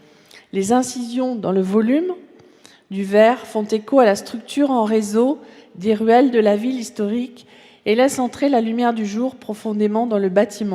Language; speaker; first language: French; native; French